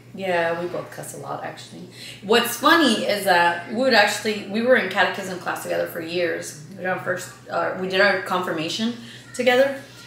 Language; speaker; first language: English; early bilingual, other home language; Spanish